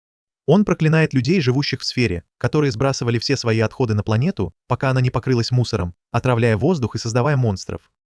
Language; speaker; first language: Russian; native; Russian